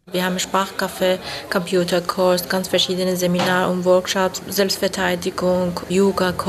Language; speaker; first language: German; non-native, fluent; Persian